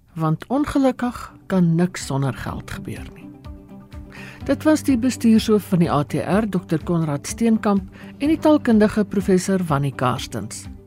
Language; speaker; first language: Afrikaans; native; Afrikaans